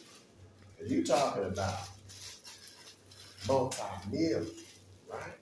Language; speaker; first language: English; native; English